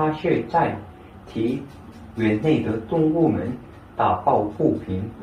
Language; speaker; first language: Chinese; non-native, learner; Korean